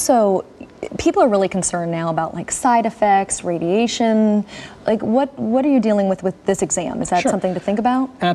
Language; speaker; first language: English; native; English